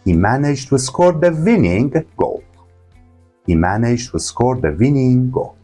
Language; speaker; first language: English; non-native, fluent; Persian